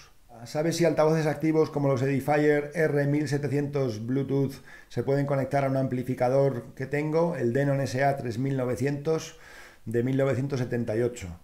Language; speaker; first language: Spanish; native; Spanish